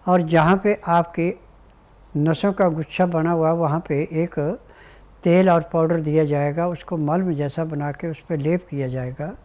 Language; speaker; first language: Hindi; native; Hindi